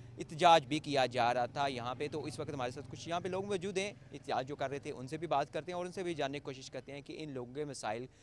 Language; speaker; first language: Urdu; non-native, local second language; Pahari-Potwari